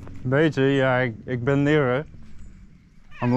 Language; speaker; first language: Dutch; non-native, learner; English